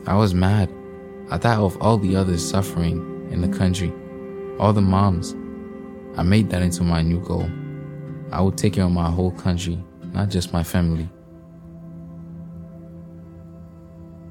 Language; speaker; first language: English; non-native, fluent; Haitian Creole